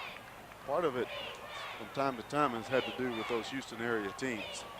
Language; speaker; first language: English; native; English